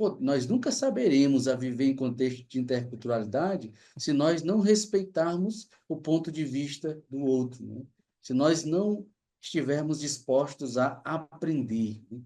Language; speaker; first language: Portuguese; native; Portuguese